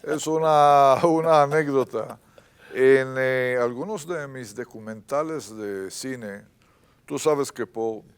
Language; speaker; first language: Spanish; non-native, fluent; Hebrew